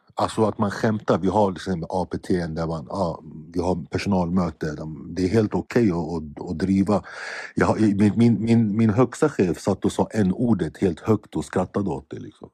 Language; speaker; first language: Swedish; early bilingual, other home language; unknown